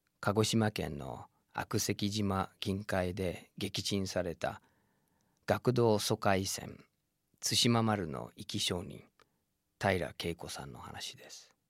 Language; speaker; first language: Japanese; non-native, fluent; English